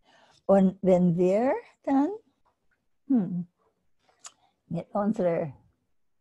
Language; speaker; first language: German; non-native, learner; English